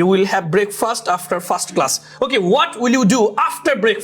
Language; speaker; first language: English; non-native, fluent; Bangla